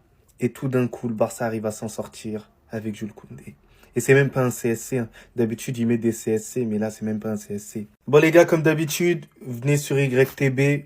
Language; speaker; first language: French; native; French